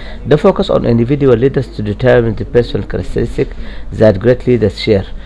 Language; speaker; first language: English; non-native, fluent; Arabic